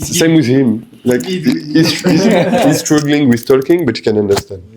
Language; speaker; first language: English; non-native, fluent; French